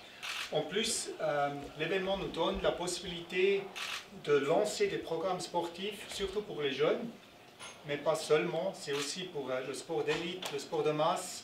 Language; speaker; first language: French; non-native, local second language; German